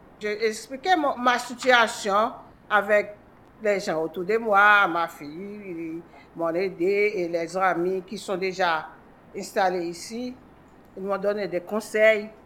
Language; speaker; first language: French; non-native, local second language; Haitian Creole